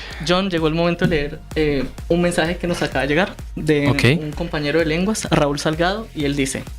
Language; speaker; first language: Spanish; native; Spanish